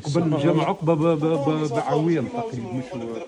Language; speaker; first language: Arabic; native; Arabic